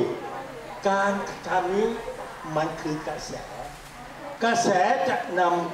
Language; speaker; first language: Thai; native; Thai